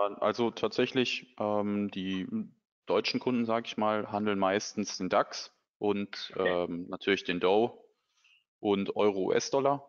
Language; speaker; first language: German; native; German